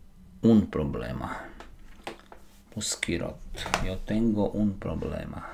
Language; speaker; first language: Spanish; non-native, learner; Slovak